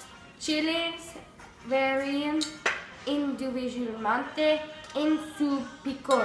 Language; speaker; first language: Spanish; non-native, learner; English